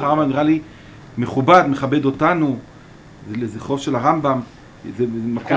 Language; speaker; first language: Hebrew; native; Hebrew